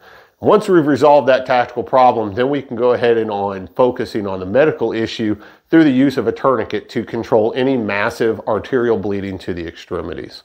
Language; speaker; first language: English; native; English